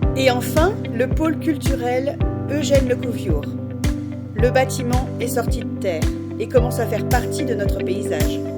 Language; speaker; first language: French; native; French